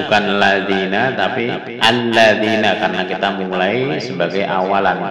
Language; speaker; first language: Indonesian; native; Indonesian